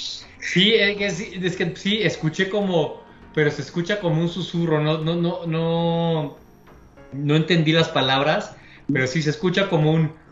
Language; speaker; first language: Spanish; native; Spanish